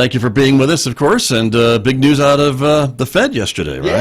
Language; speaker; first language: English; native; English